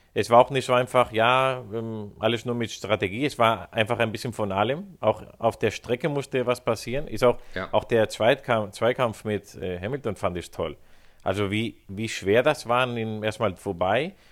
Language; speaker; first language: German; non-native, fluent; Spanish